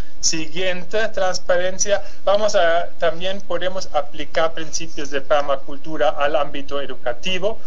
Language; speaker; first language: Spanish; non-native, fluent; German